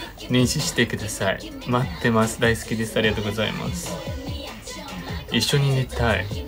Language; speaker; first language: Japanese; non-native, fluent; Chinese